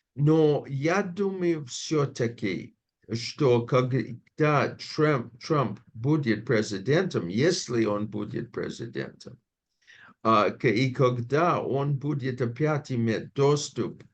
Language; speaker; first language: Russian; non-native, fluent; English